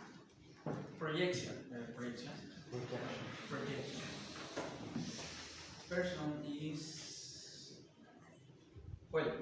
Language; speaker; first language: English; non-native, learner; Spanish